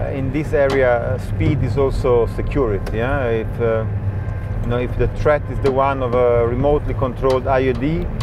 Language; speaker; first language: English; non-native, fluent; Italian